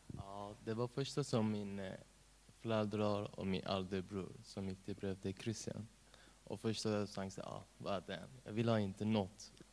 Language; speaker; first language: Swedish; non-native, learner; Persian